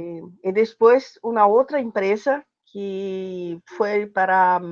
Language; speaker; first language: Spanish; non-native, learner; Portuguese